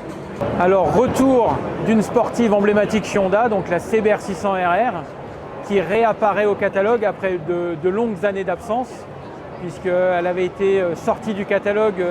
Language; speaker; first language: French; native; French